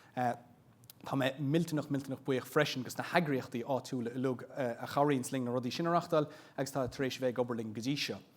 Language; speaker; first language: Irish; non-native, local second language; English